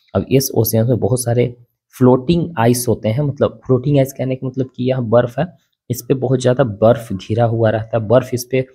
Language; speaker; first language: Hindi; native; Hindi